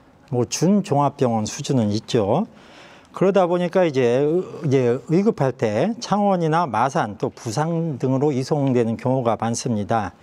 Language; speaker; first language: Korean; native; Korean